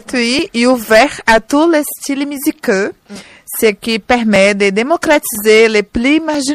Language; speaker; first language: French; non-native, learner; Portuguese